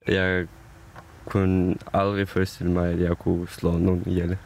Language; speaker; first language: Danish; non-native, learner; Ukrainian